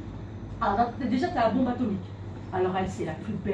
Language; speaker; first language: French; native; French